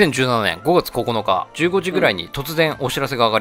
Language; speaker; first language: Japanese; native; Japanese